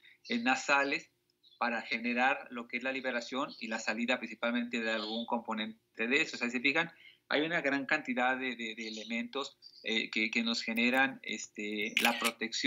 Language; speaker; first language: Spanish; native; Spanish